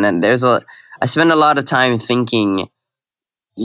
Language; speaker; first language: English; early bilingual, other home language; Arabic